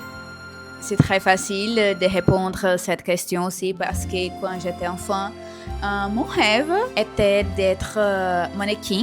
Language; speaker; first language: French; non-native, learner; Portuguese